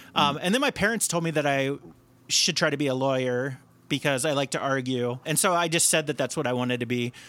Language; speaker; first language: English; native; English